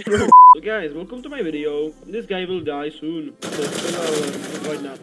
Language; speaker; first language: English; non-native, learner; Czech